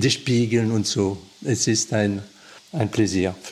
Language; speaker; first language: German; non-native, learner; French